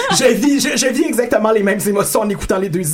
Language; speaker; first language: French; native; French